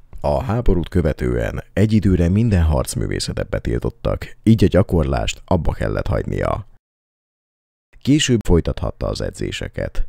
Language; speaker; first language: Hungarian; native; Hungarian